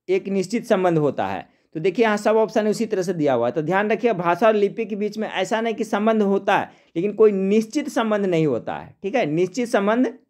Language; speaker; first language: Hindi; native; Hindi